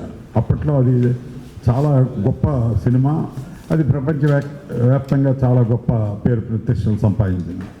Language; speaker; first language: Telugu; native; Telugu